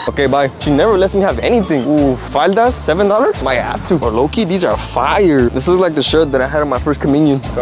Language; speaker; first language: English; early bilingual, other home language; Spanish